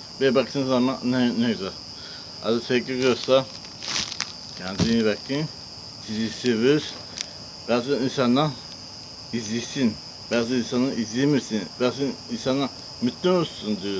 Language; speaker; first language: Turkish; non-native, learner; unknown